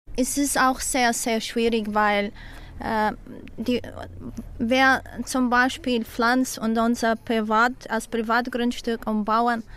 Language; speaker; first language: German; non-native, learner; Portuguese